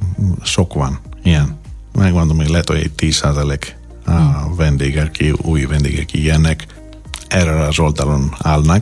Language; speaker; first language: Hungarian; non-native, fluent; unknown